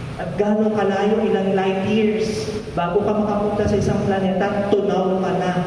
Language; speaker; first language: Filipino; non-native, local second language; Pampanga